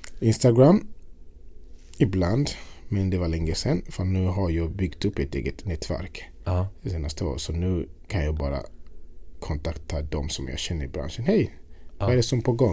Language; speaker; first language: Swedish; non-native, fluent; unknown